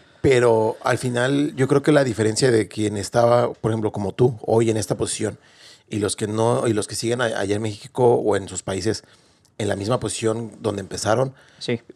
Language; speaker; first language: Spanish; native; Spanish